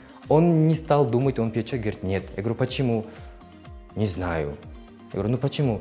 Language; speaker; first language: Russian; non-native, local second language; Kazakh